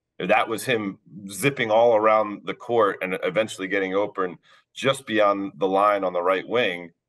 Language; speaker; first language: English; native; English